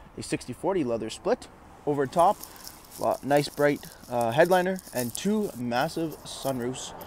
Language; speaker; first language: English; native; English